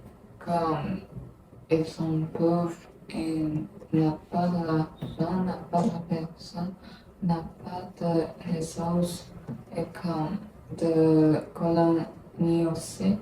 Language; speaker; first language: French; non-native, learner; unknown